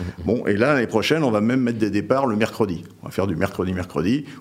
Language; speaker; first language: French; native; French